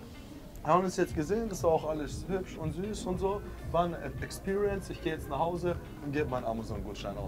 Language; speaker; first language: German; native; German